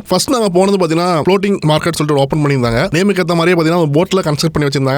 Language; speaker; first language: Tamil; native; Tamil